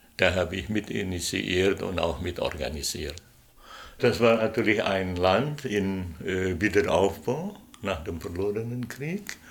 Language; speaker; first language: German; non-native, fluent; Indonesian